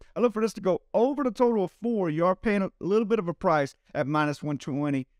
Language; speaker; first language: English; native; English